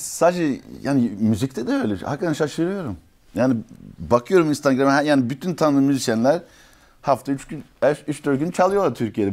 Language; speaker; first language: Turkish; early bilingual, heritage; Turkish